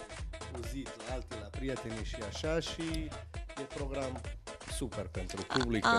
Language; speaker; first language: Romanian; non-native, learner; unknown